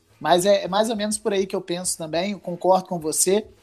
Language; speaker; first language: Portuguese; native; Portuguese